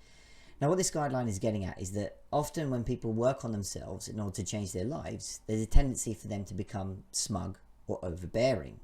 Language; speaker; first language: English; native; English